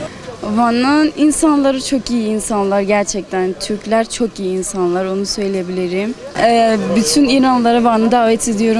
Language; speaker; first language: Turkish; non-native, fluent; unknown